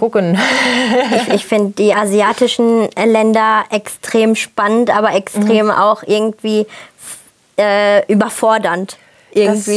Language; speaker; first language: German; native; German